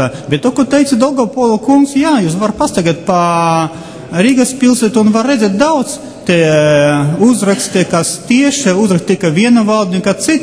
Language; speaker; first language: Latvian; non-native, local second language; Russian